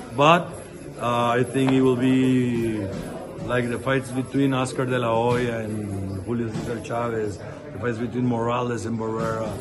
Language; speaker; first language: English; non-native, fluent; Spanish